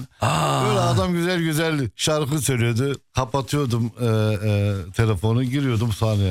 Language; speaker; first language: Turkish; non-native, fluent; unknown